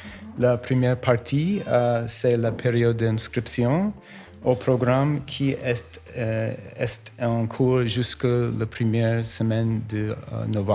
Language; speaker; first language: French; non-native, learner; English